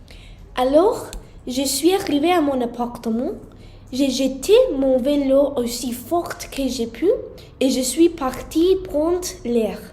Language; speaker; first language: French; non-native, learner; English